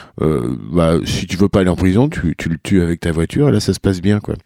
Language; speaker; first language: French; native; French